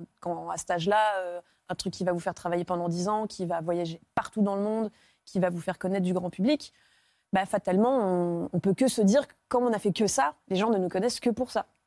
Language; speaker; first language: French; native; French